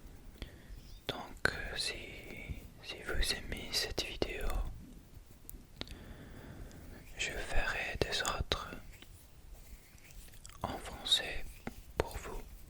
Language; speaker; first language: French; non-native, fluent; English